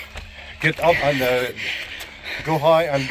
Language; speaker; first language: English; non-native, learner; Arabic